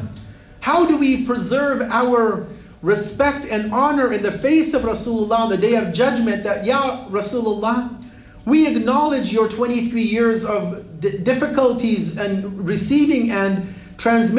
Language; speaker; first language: English; native; English